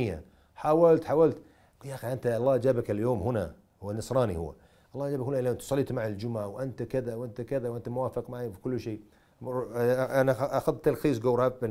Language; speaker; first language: Arabic; non-native, fluent; English